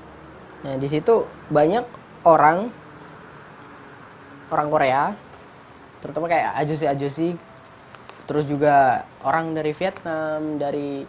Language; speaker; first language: Indonesian; non-native, local second language; Javanese